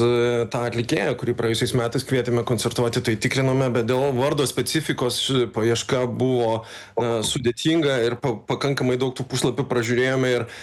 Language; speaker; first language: Lithuanian; native; Lithuanian